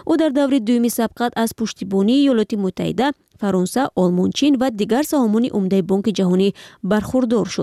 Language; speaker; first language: Persian; native; Persian